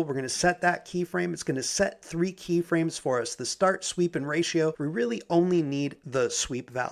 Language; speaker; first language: English; native; English